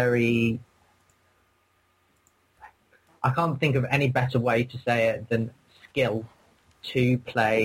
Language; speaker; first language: English; native; English